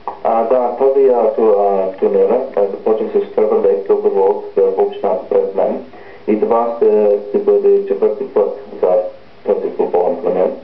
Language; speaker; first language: Bulgarian; non-native, learner; English